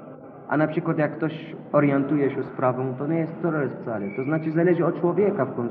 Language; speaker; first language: Polish; non-native, learner; Arabic